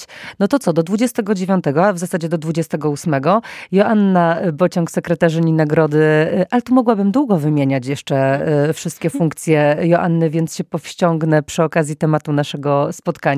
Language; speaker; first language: Polish; native; Polish